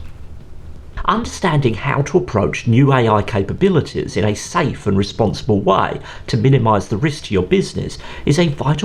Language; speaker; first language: English; native; English